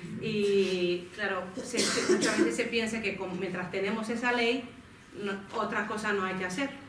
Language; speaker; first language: Spanish; non-native, fluent; Finnish